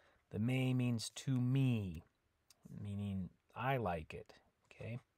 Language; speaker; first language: English; native; English